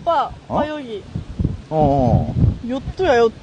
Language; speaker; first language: Korean; non-native, learner; Japanese